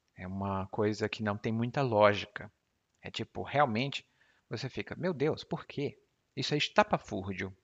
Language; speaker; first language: Portuguese; native; Portuguese